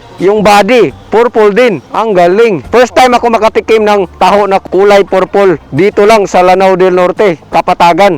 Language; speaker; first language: Filipino; non-native, local second language; Cebuano